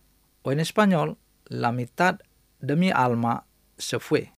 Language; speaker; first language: Spanish; non-native, fluent; Indonesian